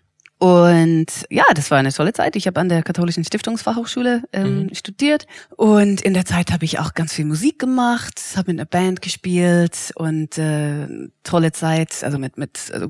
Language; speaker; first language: German; non-native, fluent; English